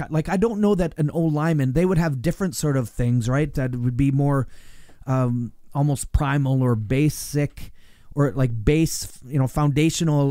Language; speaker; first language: English; native; English